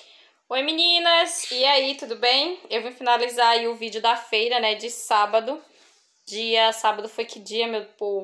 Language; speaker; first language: Portuguese; native; Portuguese